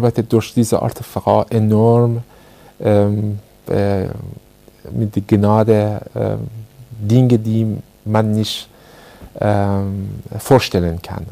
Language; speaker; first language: German; non-native, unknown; Persian